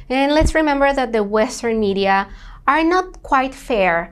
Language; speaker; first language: English; non-native, fluent; Spanish